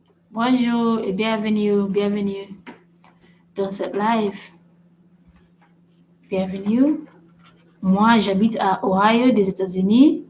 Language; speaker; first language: French; non-native, learner; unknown